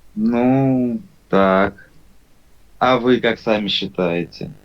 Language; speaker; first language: Russian; native; Russian